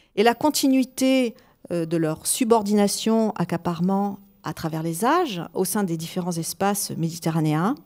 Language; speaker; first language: French; native; French